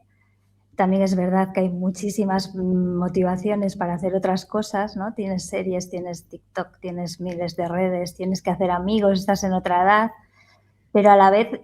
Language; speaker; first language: Spanish; native; Spanish